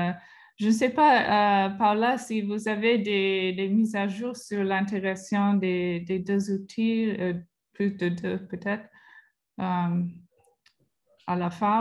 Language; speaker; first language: French; non-native, fluent; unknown